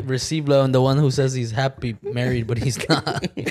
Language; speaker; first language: English; native; English